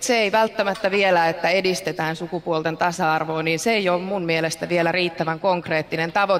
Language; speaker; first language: Finnish; native; Finnish